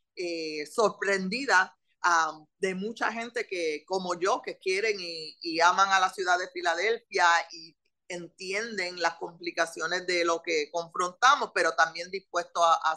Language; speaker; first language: Spanish; early bilingual, heritage; Spanish